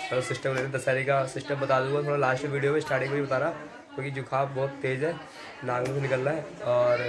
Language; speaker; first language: Hindi; native; Hindi